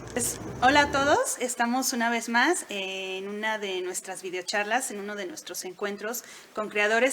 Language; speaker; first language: Spanish; native; Spanish